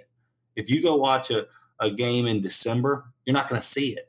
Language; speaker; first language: English; native; English